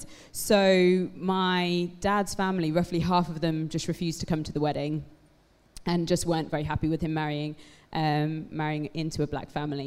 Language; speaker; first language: English; native; English